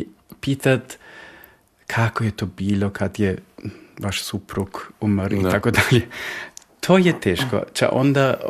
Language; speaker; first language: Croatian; early bilingual, heritage; Croatian